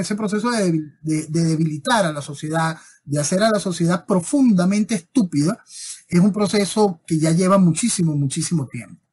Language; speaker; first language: Spanish; native; Spanish